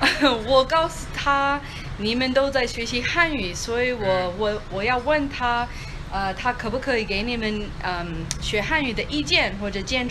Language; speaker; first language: Chinese; non-native, fluent; English